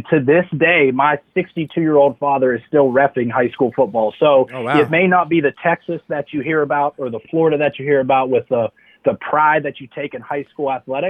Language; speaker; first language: English; native; English